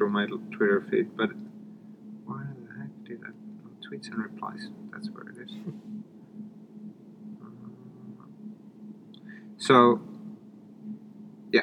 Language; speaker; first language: English; non-native, fluent; Finnish